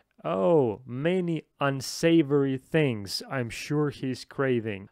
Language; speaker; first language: English; non-native, fluent; Russian